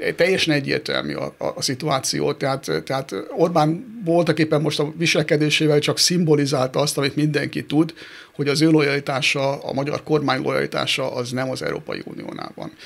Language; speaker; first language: Hungarian; native; Hungarian